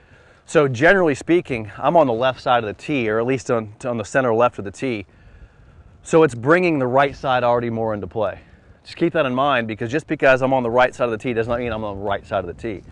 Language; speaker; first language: English; native; English